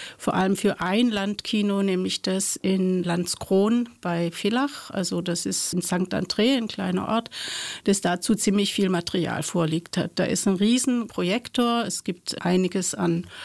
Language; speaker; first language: German; native; German